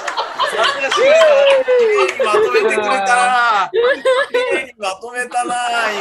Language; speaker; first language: Japanese; native; Japanese